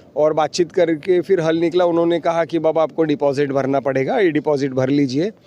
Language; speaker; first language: Hindi; non-native, local second language; Marathi